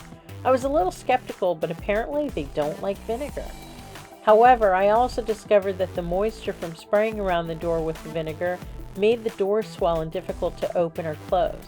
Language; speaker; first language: English; native; English